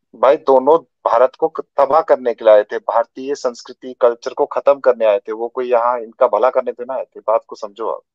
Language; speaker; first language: Hindi; native; Hindi